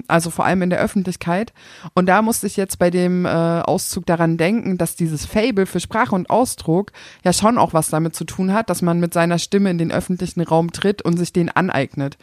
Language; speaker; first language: German; native; German